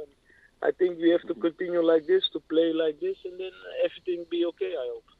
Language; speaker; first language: English; non-native, learner; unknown